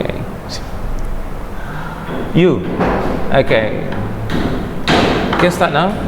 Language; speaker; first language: English; non-native, fluent; Indonesian